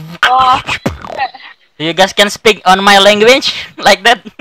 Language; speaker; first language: English; non-native, learner; Indonesian